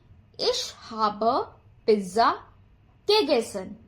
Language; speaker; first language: German; non-native, fluent; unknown